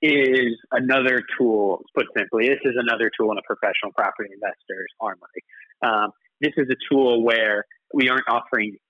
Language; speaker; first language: English; native; English